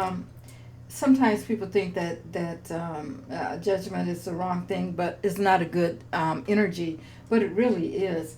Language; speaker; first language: English; native; English